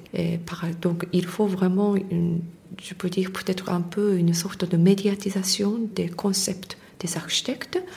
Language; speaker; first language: French; non-native, fluent; Japanese